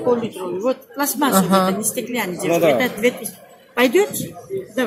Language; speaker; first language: Russian; non-native, local second language; Georgian